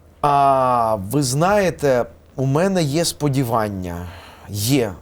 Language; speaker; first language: Ukrainian; non-native, local second language; Russian